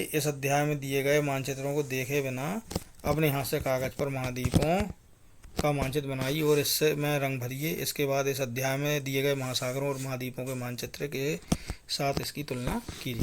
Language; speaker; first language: Hindi; native; Hindi